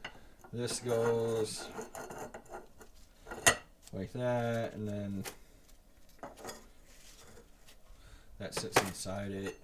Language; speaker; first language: English; native; English